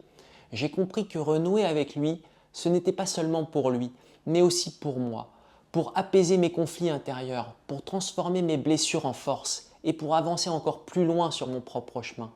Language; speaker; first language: French; native; French